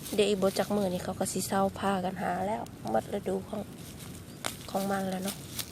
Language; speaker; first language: Thai; native; Thai